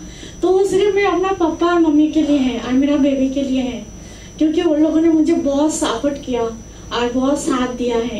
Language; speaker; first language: Hindi; non-native, local second language; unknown